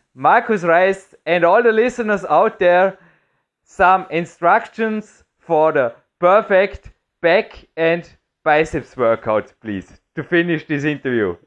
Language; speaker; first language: English; non-native, fluent; German